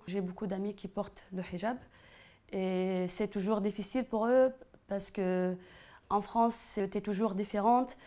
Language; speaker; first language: French; non-native, fluent; Arabic